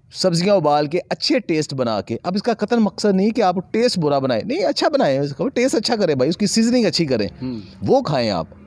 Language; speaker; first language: Urdu; non-native, local second language; Punjabi